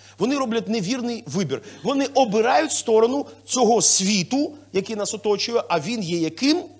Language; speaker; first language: Ukrainian; non-native, local second language; Russian